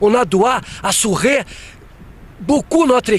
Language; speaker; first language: French; non-native, fluent; Portuguese